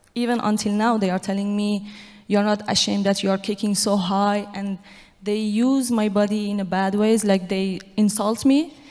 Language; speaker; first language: English; non-native, fluent; Persian